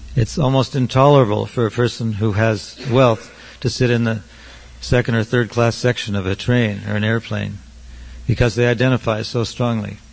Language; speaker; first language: English; native; English